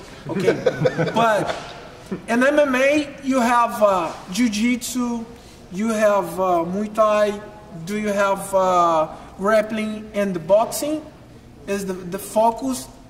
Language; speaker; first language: English; non-native, learner; Portuguese